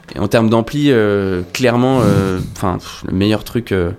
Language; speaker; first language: French; native; French